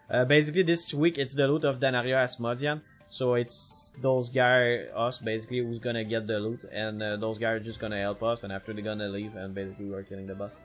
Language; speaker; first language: English; non-native, fluent; French